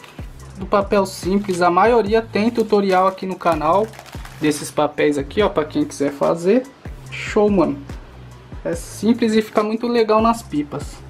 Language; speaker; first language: Portuguese; native; Portuguese